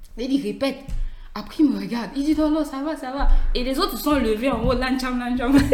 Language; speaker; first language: French; native; French